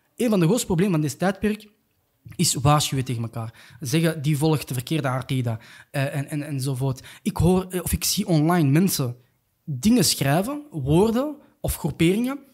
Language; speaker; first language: Dutch; early bilingual, other home language; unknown